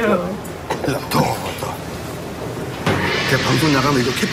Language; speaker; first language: Korean; native; Korean